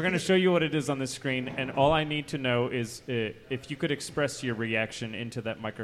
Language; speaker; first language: English; native; English